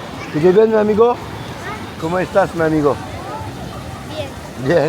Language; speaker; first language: Spanish; non-native, learner; French